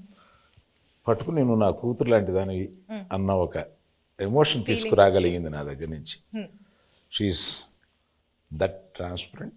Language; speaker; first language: Telugu; native; Telugu